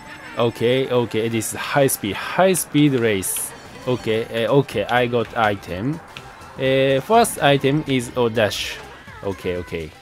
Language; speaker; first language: English; non-native, learner; Japanese